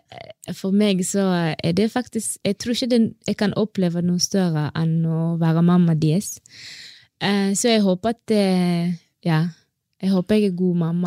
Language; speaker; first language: Norwegian; non-native, fluent; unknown